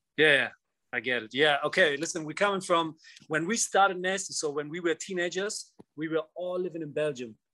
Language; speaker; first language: English; non-native, fluent; Dutch